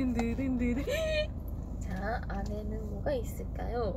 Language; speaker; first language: Korean; non-native, fluent; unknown